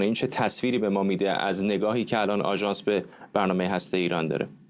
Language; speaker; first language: Persian; native; Persian